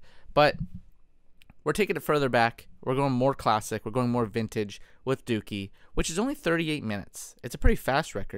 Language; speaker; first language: English; native; English